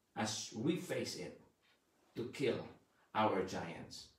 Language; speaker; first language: English; non-native, local second language; Filipino